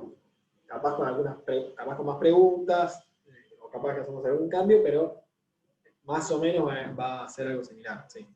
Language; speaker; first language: Spanish; native; Spanish